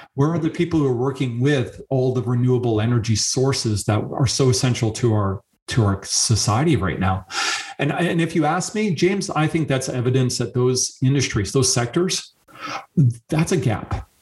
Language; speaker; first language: English; native; English